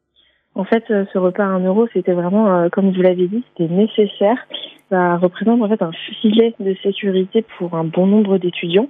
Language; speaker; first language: French; native; French